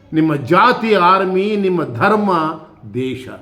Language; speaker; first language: Kannada; native; Kannada